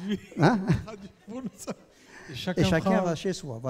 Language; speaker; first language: French; non-native, local second language; Kabyle